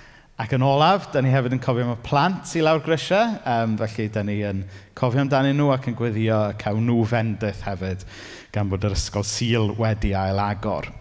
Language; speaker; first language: Welsh; native; Welsh